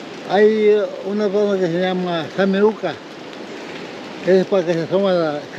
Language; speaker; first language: Spanish; non-native, local second language; Quechua